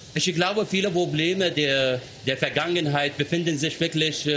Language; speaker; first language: German; non-native, fluent; Arabic